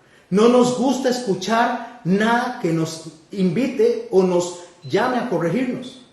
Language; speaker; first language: Spanish; native; Spanish